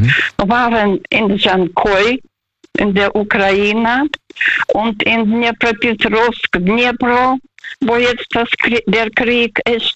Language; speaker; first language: German; non-native, fluent; Russian